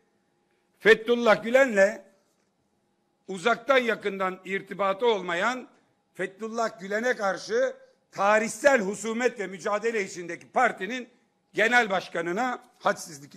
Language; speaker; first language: Turkish; native; Turkish